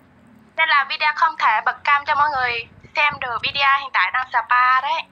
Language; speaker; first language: Vietnamese; non-native, learner; Malay